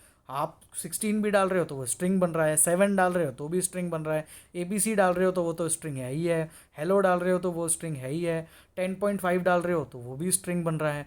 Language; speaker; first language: Hindi; native; Hindi